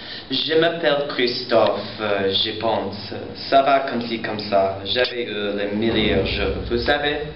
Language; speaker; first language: French; non-native, learner; English